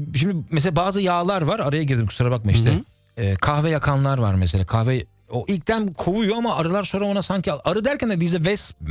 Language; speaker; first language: Turkish; early bilingual, heritage; Turkish